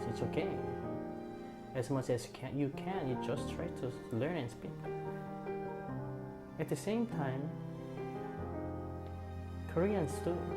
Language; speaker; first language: English; non-native, fluent; Korean